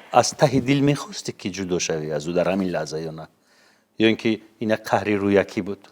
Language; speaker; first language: Tajik; native; Tajik